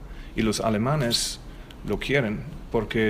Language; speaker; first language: Spanish; non-native, learner; German